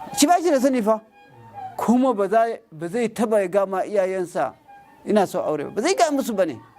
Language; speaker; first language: Hausa; non-native, local second language; Arabic